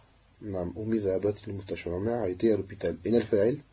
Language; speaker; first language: Arabic; non-native, fluent; French